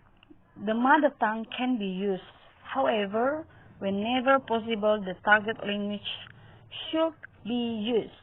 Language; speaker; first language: English; non-native, learner; Indonesian